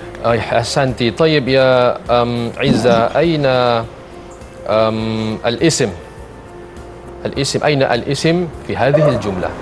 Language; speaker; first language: Arabic; non-native, fluent; Malay